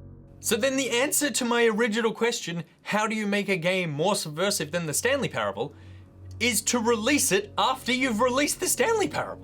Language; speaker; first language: English; native; English